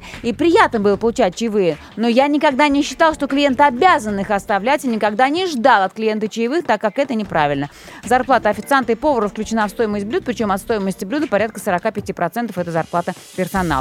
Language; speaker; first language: Russian; native; Russian